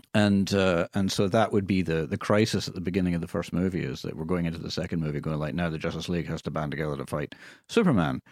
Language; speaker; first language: English; native; English